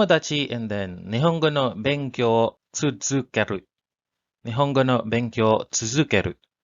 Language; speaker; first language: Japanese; non-native, learner; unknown